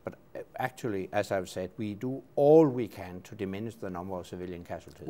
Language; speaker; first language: English; non-native, fluent; Danish